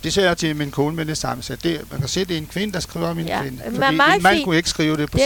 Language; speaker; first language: Danish; non-native, fluent; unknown